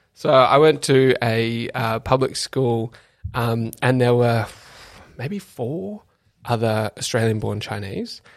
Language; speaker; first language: English; native; English